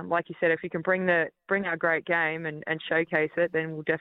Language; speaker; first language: English; native; English